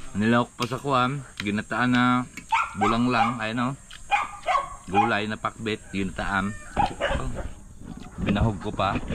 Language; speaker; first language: Filipino; non-native, local second language; Cebuano